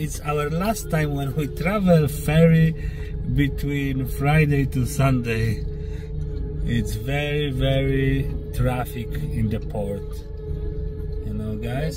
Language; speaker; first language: English; non-native, learner; Polish